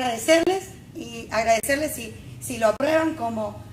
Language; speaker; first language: Spanish; native; Spanish